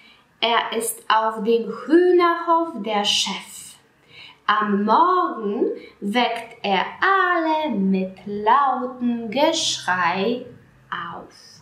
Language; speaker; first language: German; non-native, fluent; Polish